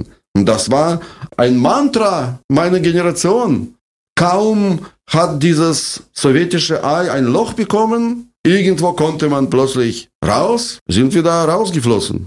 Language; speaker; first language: German; non-native, fluent; Russian